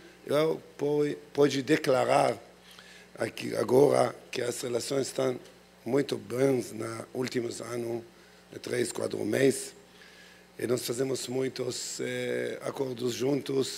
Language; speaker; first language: Portuguese; non-native, learner; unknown